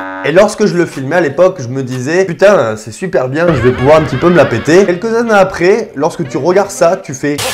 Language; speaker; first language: French; native; French